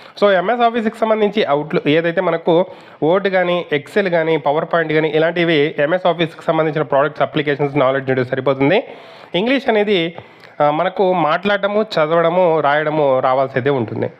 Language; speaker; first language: Telugu; native; Telugu